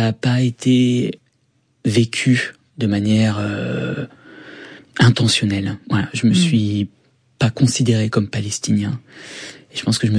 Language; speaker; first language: French; native; French